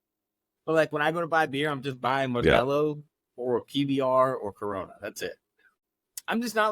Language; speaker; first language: English; native; English